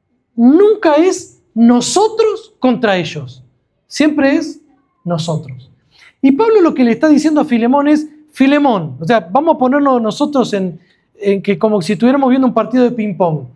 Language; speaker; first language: Spanish; native; Spanish